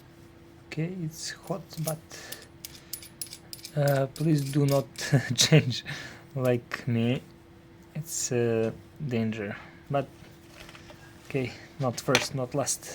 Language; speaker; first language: English; non-native, learner; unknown